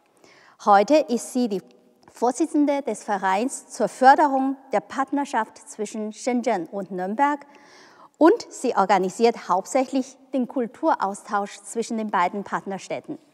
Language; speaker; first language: German; non-native, fluent; Chinese